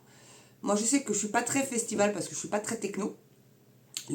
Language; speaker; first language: French; native; French